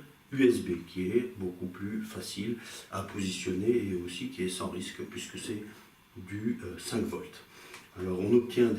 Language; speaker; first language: French; native; French